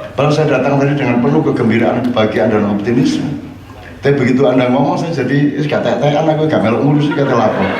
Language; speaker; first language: Indonesian; non-native, local second language; Javanese